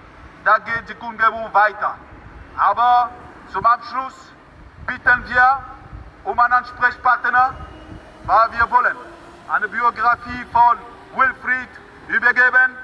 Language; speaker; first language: German; non-native, fluent; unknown